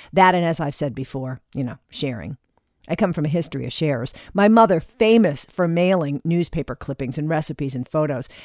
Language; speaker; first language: English; native; English